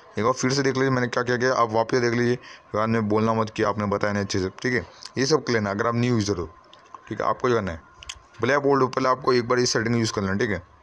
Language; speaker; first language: Hindi; native; Hindi